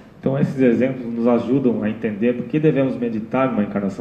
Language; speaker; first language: Portuguese; native; Portuguese